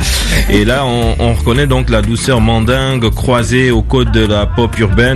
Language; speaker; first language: French; native; French